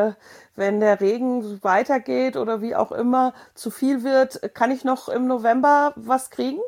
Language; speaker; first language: German; native; German